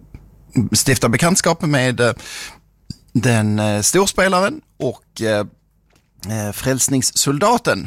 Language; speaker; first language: Swedish; native; Swedish